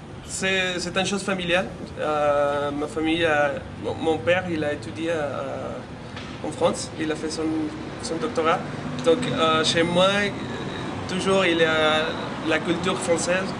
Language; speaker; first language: French; non-native, fluent; Spanish